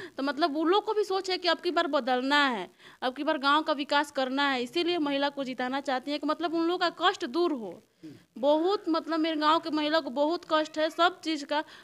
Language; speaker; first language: Hindi; native; Hindi